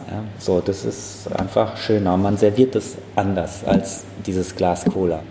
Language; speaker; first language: German; native; German